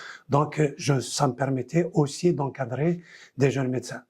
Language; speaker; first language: French; non-native, local second language; Kabyle